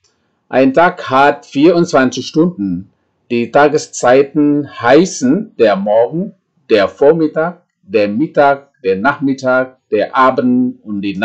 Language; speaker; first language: German; non-native, fluent; Indonesian